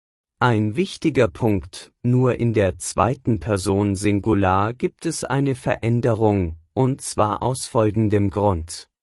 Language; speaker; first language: German; non-native, fluent; Persian